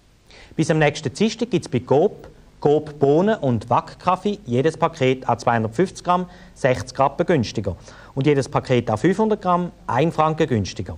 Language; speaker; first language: German; native; German